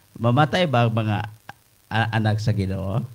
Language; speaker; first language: Cebuano; native; Cebuano